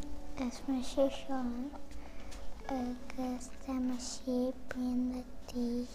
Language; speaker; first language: Irish; native; Irish